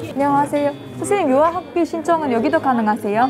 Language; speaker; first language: Korean; non-native, fluent; Uzbek